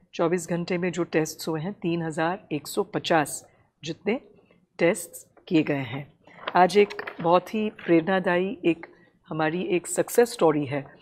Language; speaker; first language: Hindi; non-native, local second language; Tamil